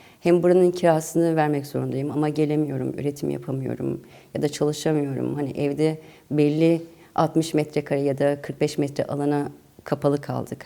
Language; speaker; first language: Turkish; native; Turkish